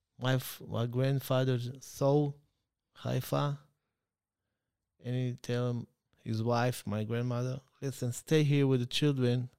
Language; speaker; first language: English; non-native, learner; Hebrew